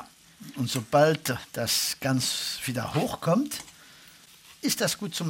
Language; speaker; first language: German; non-native, fluent; French